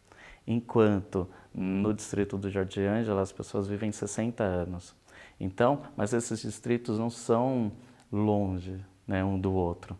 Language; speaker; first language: Portuguese; native; Portuguese